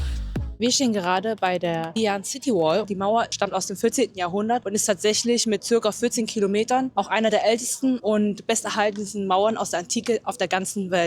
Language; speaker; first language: German; native; German